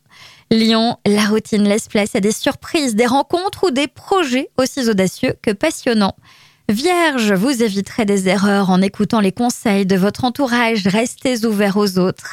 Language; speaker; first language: French; native; French